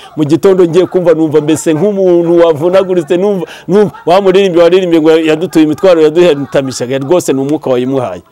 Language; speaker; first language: Kinyarwanda; early bilingual, heritage; Kinyarwanda